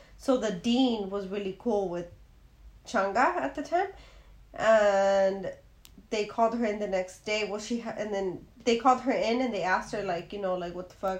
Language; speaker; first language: English; early bilingual, other home language; Spanish